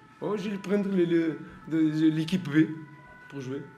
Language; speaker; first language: French; non-native, learner; Portuguese